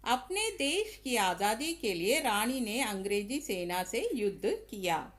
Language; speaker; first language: Hindi; non-native, local second language; Tamil